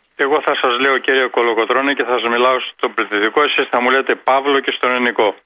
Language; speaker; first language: Greek; native; Greek